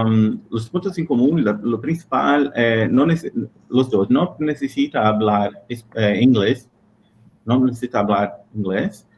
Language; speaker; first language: Spanish; non-native, learner; Portuguese